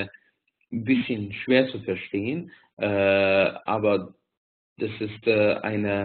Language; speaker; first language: German; non-native, fluent; Hungarian